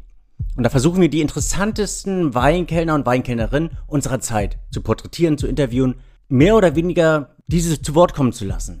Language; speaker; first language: German; native; German